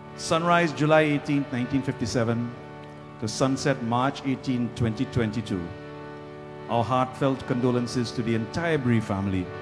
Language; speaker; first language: English; native; English